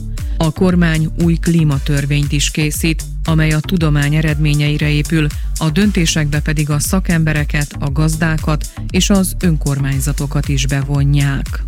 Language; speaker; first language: Hungarian; native; Hungarian